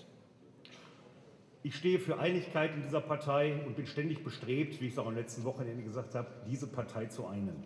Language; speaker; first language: German; native; German